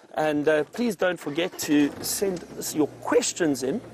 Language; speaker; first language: English; native; English